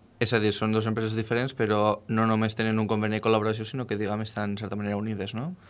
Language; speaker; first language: Catalan; native; Catalan